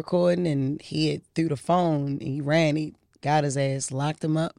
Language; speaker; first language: English; native; English